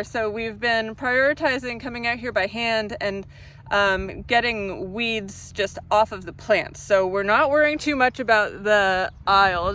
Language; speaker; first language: English; native; English